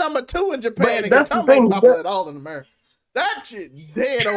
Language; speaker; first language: English; native; English